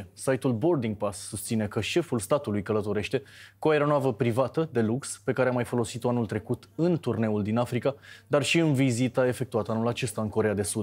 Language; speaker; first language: Romanian; native; Romanian